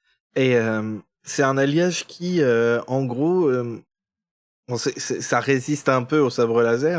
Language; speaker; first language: French; native; French